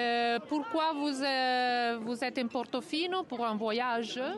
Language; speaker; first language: French; non-native, learner; Italian